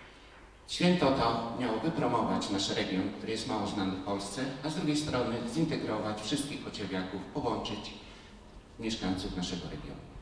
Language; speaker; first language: Polish; native; Polish